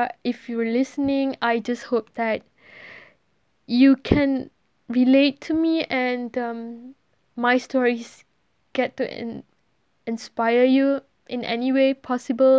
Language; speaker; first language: English; non-native, local second language; Malay